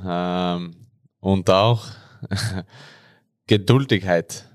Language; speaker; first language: German; non-native, learner; Norwegian